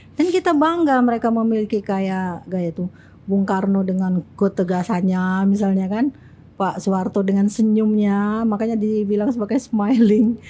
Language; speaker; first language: Indonesian; native; Indonesian